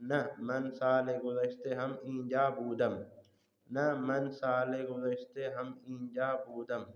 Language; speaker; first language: Persian; non-native, fluent; Urdu